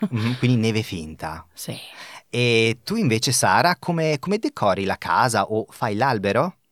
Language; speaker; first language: Italian; native; Italian